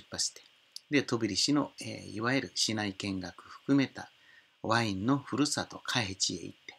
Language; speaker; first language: Japanese; native; Japanese